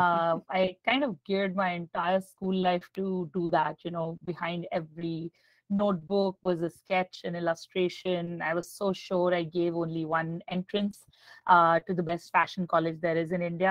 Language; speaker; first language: English; non-native, local second language; Hindi